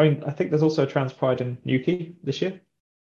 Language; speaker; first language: English; native; English